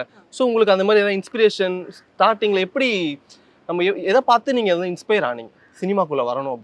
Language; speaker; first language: Tamil; native; Tamil